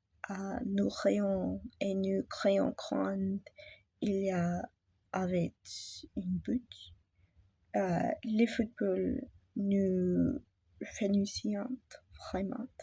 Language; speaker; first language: French; non-native, learner; English